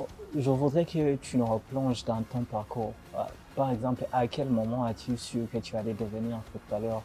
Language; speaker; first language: French; non-native, local second language; Rundi